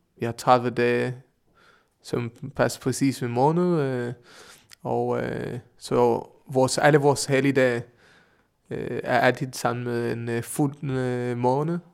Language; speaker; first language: Danish; non-native, fluent; Hebrew